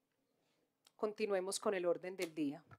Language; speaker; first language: Spanish; native; Spanish